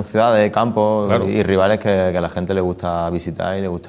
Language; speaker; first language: Spanish; native; Spanish